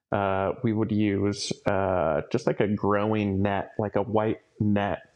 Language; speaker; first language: English; native; English